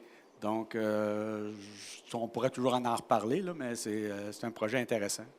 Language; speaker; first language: French; native; French